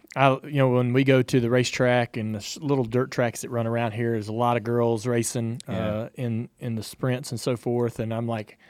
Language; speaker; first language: English; native; English